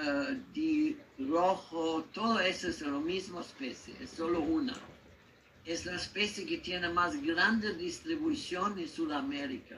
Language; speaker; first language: Spanish; non-native, learner; German